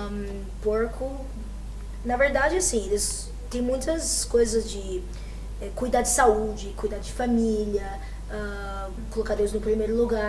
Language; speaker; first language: Portuguese; non-native, fluent; Arabic